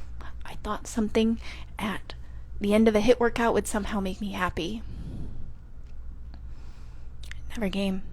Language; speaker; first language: English; native; English